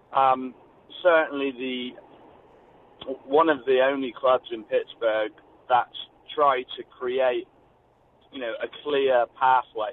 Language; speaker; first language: English; native; English